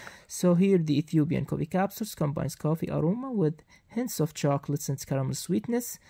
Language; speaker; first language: English; non-native, fluent; Arabic